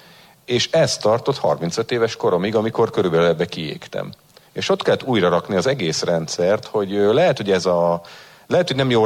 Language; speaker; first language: Hungarian; native; Hungarian